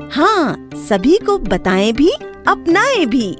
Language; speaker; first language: Hindi; native; Hindi